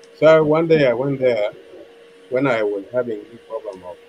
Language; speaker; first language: English; non-native, fluent; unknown